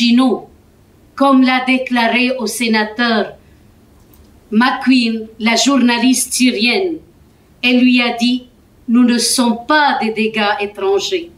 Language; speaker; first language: French; non-native, fluent; Arabic